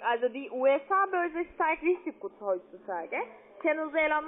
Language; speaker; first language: German; non-native, learner; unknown